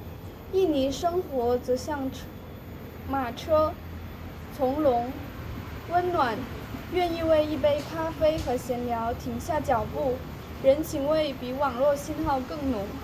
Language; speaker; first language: Chinese; native; Chinese